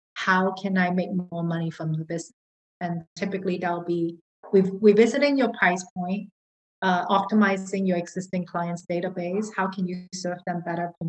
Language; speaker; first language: English; non-native, local second language; Cantonese